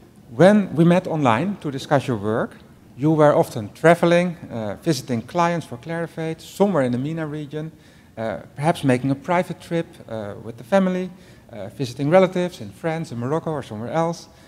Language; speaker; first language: English; non-native, fluent; Dutch